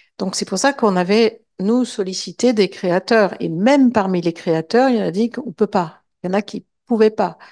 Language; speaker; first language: French; native; French